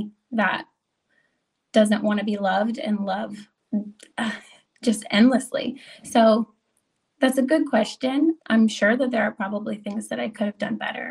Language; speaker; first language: English; native; English